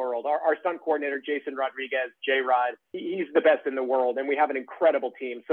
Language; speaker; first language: English; native; English